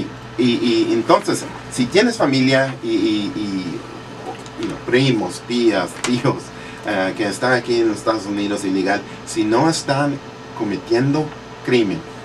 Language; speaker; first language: Spanish; early bilingual, heritage; English